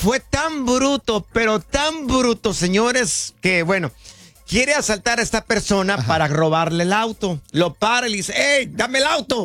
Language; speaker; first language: Spanish; early bilingual, heritage; Spanish